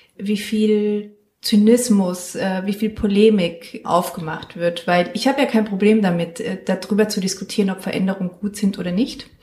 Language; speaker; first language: German; non-native, fluent; Spanish